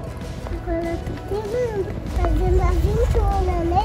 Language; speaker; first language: Portuguese; early bilingual, heritage; Portuguese